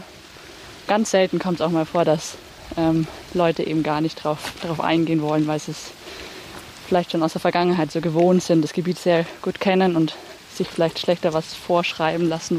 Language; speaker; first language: German; native; German